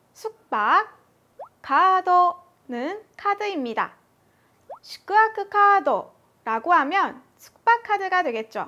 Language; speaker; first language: Korean; native; Korean